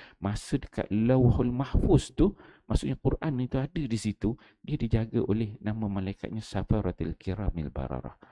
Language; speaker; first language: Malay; native; Malay